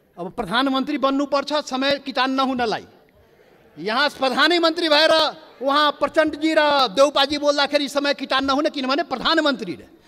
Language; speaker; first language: Nepali; non-native, local second language; Maithili